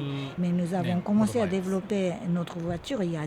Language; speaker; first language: French; non-native, fluent; Japanese